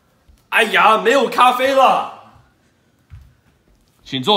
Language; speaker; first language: Chinese; non-native, learner; English